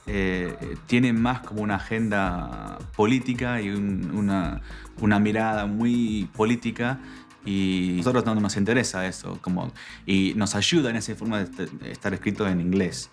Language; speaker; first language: Spanish; non-native, fluent; English